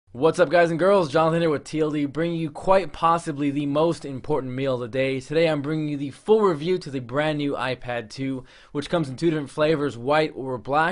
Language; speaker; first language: English; native; English